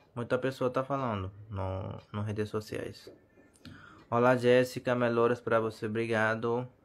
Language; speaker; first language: Portuguese; non-native, learner; Hindi